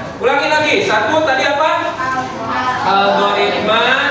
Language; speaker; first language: Indonesian; native; Indonesian